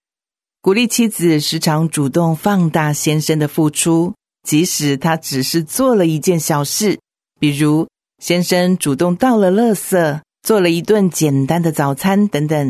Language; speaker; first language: Chinese; native; Chinese